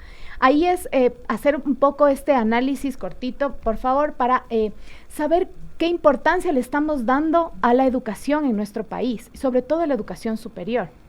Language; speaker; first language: Spanish; native; Spanish